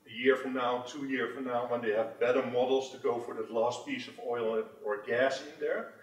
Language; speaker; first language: English; non-native, fluent; Dutch